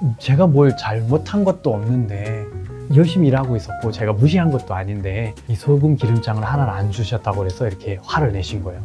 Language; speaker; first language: Korean; non-native, fluent; Nepali